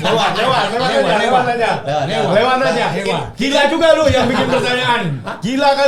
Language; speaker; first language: Indonesian; native; Indonesian